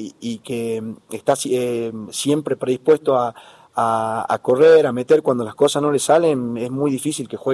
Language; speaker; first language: Spanish; native; Spanish